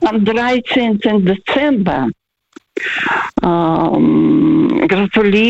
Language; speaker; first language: German; non-native, fluent; Russian